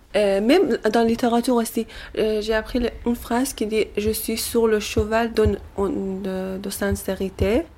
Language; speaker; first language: French; non-native, learner; Persian